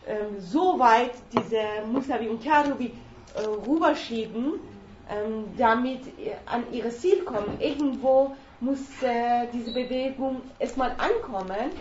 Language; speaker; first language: German; non-native, learner; Persian